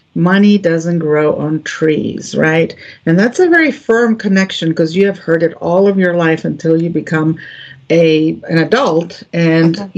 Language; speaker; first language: English; non-native, fluent; Greek